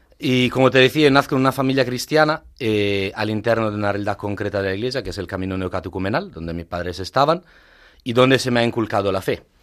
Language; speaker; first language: Spanish; non-native, fluent; Italian